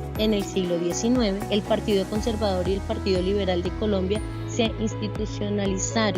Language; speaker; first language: Spanish; native; Spanish